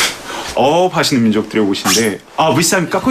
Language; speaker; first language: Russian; non-native, learner; Korean